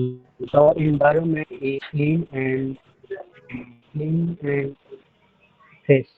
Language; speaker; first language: English; non-native, learner; Nepali